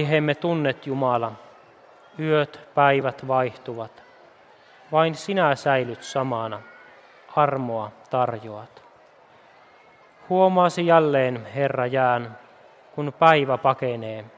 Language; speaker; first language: Finnish; native; Finnish